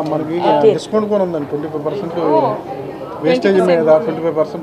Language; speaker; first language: Telugu; native; Telugu